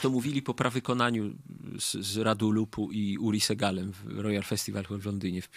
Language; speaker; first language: Polish; early bilingual, heritage; Polish